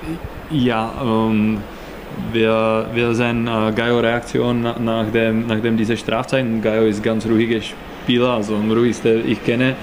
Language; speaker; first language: German; non-native, learner; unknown